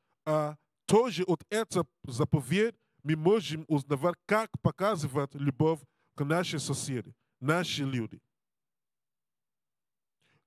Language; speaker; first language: Russian; non-native, learner; Portuguese